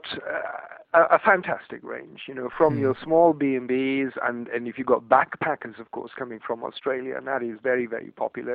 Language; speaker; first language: English; non-native, local second language; Welsh